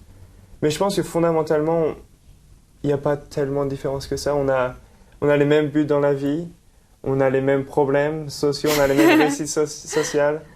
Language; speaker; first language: French; native; French